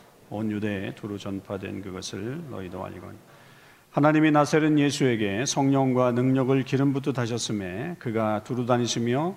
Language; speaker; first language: Korean; native; Korean